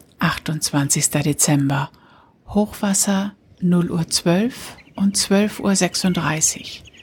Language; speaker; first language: German; native; German